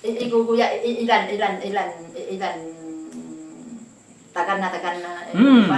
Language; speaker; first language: Filipino; non-native, learner; Vietnamese